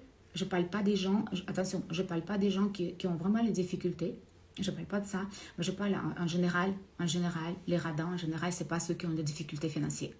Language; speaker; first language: French; non-native, fluent; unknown